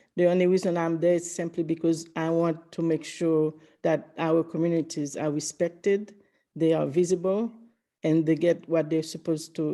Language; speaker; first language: English; early bilingual, other home language; Haitian Creole